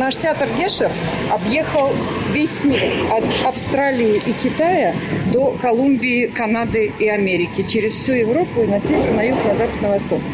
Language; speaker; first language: Russian; native; Russian